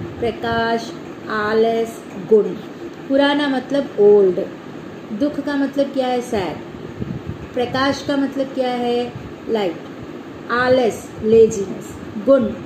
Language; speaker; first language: Hindi; non-native, local second language; Telugu